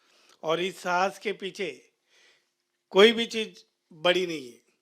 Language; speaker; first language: Hindi; native; Hindi